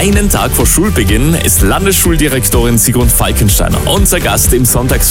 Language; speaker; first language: German; native; German